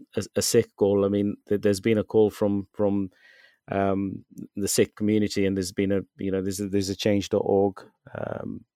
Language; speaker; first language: English; native; English